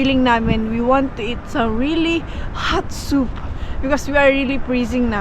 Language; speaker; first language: English; non-native, learner; Filipino